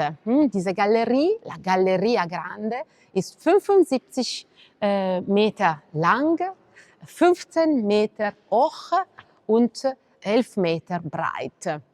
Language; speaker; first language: German; non-native, fluent; Italian